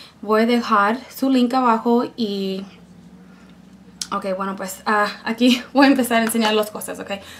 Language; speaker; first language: Spanish; non-native, fluent; English